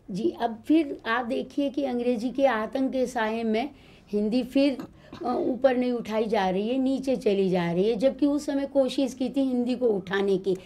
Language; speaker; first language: Hindi; native; Hindi